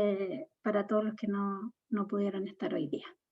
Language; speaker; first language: Spanish; native; Spanish